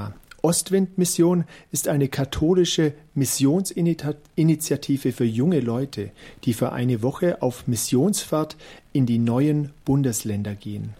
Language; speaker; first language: German; native; German